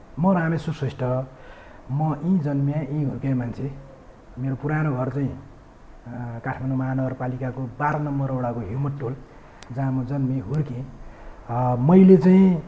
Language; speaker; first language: Nepali; non-native, local second language; Newari